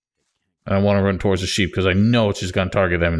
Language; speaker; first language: English; native; English